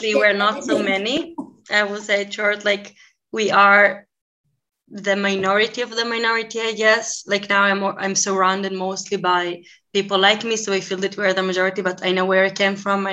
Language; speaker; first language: English; non-native, fluent; Hebrew